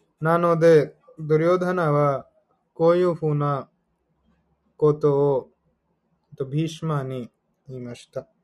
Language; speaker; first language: Japanese; non-native, learner; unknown